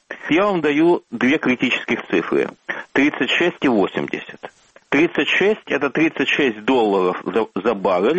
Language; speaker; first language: Russian; native; Russian